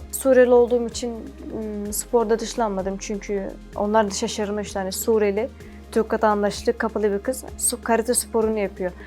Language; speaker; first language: Turkish; early bilingual, other home language; Arabic